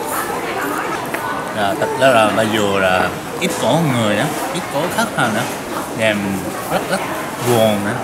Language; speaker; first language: Vietnamese; non-native, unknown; Japanese